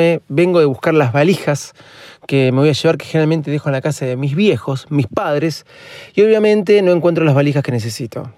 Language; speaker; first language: Spanish; native; Spanish